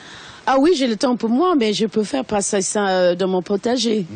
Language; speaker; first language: French; non-native, fluent; English